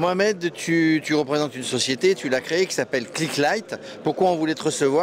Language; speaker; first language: French; native; French